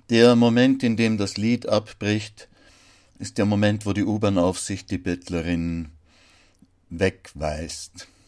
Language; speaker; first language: German; native; German